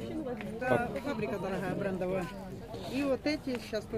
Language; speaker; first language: Russian; non-native, learner; Turkish